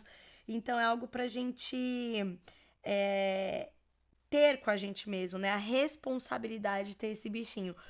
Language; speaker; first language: Portuguese; native; Portuguese